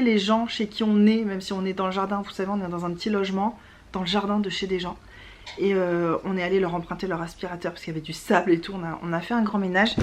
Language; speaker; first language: French; native; French